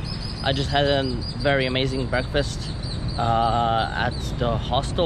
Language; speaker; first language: English; non-native, fluent; French